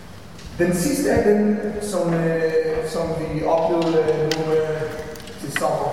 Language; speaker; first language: Danish; non-native, fluent; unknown